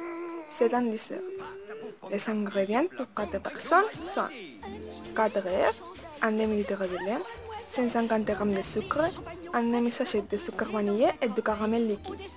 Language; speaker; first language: French; non-native, learner; Spanish